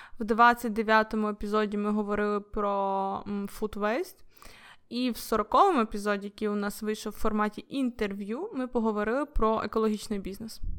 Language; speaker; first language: Ukrainian; non-native, local second language; Russian